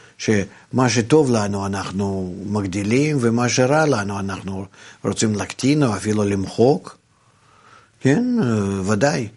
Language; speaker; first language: Hebrew; non-native, fluent; Russian